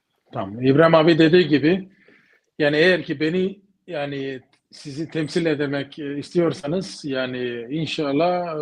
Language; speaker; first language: Turkish; early bilingual, heritage; Kurdish